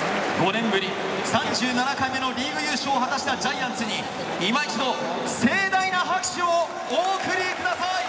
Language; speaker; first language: Japanese; native; Japanese